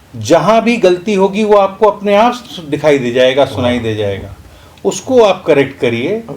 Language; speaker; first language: Hindi; non-native, local second language; Bangla